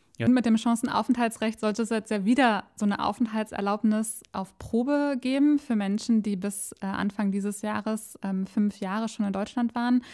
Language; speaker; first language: German; native; German